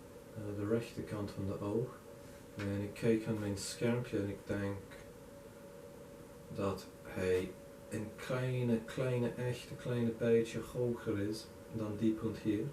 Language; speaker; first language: Dutch; non-native, learner; English